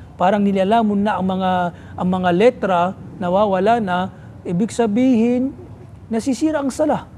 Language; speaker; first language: Filipino; non-native, local second language; Maranao